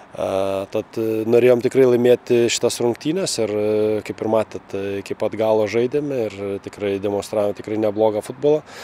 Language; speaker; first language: Lithuanian; native; Lithuanian